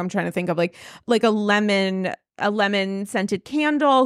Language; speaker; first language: English; native; English